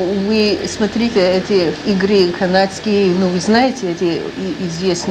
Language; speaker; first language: Russian; non-native, fluent; English